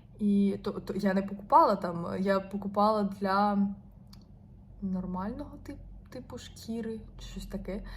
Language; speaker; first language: Ukrainian; non-native, local second language; Russian